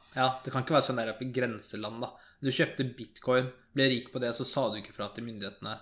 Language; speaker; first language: Norwegian; native; Norwegian